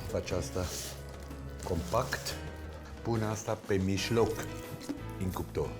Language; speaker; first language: Romanian; non-native, learner; Swiss German